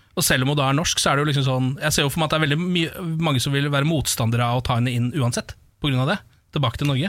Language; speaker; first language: Norwegian; native; Norwegian